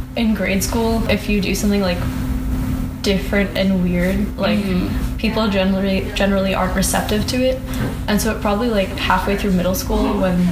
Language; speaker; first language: English; native; English